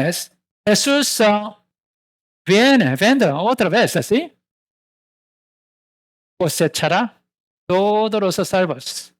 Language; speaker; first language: Spanish; non-native, learner; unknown